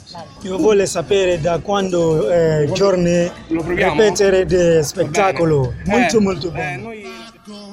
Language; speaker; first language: Italian; non-native, learner; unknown